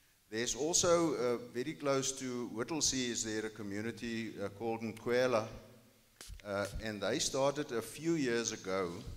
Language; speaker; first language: English; non-native, local second language; Afrikaans